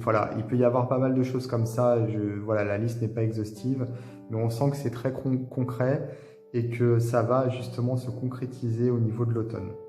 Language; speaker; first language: French; native; French